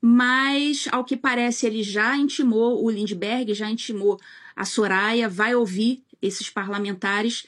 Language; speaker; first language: Portuguese; native; Portuguese